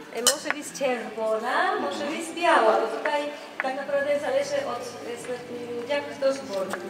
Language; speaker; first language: Polish; non-native, learner; Spanish